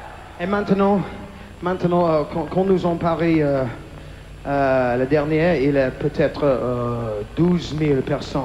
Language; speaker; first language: French; non-native, learner; English